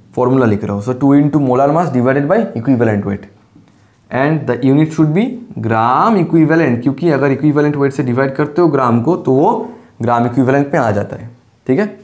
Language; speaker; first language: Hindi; non-native, local second language; Bangla